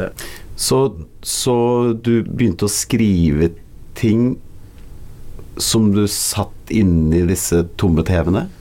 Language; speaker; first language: Norwegian; native; Norwegian